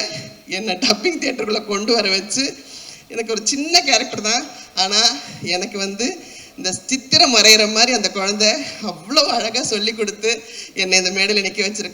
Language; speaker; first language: Tamil; native; Tamil